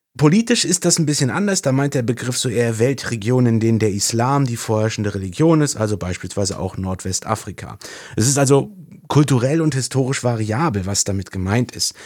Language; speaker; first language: German; native; German